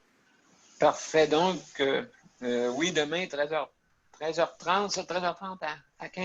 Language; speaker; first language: French; native; French